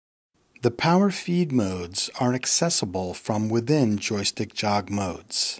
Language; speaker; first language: English; native; English